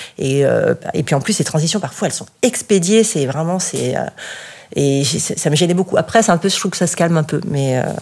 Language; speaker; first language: French; native; French